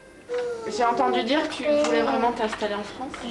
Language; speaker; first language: French; native; French